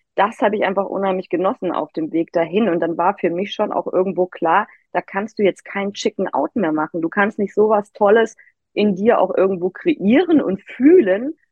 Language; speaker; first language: German; native; German